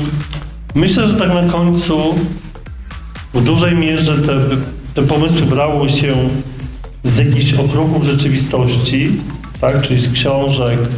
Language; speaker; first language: Polish; native; Polish